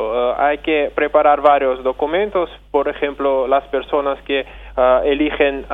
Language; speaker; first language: Spanish; non-native, fluent; Russian